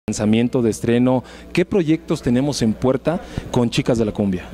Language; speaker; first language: Spanish; native; Spanish